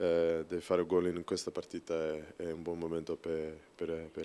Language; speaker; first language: Italian; non-native, learner; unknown